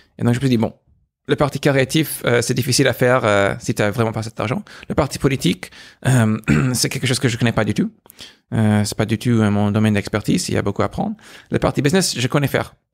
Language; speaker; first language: French; non-native, fluent; English